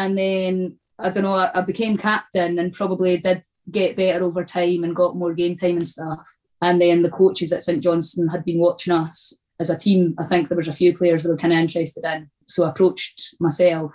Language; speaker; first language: English; native; English